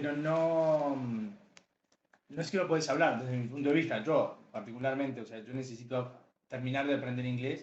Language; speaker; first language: Spanish; native; Spanish